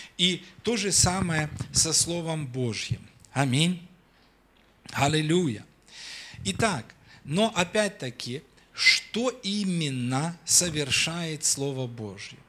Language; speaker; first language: Russian; native; Russian